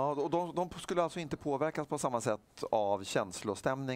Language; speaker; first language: Swedish; native; Swedish